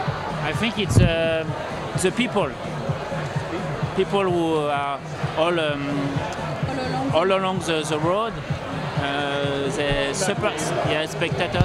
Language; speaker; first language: English; non-native, learner; French